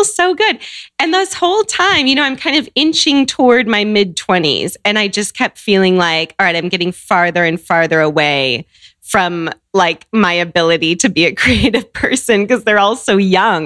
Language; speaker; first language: English; native; English